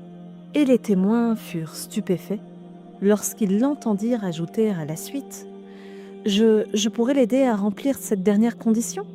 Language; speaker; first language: French; native; French